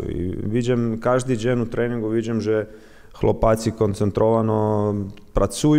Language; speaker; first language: Polish; non-native, learner; Croatian